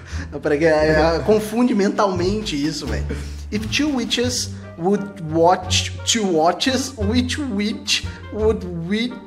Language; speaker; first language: English; non-native, learner; Portuguese